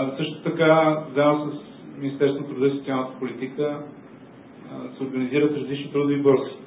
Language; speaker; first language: Bulgarian; native; Bulgarian